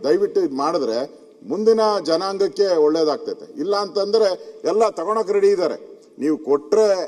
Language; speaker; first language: Kannada; native; Kannada